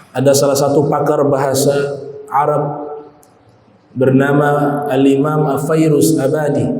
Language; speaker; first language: Malay; native; Malay